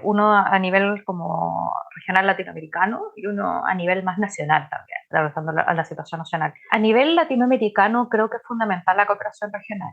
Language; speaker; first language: Spanish; native; Spanish